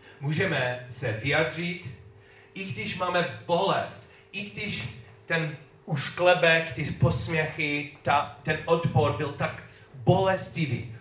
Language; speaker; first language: Czech; non-native, learner; English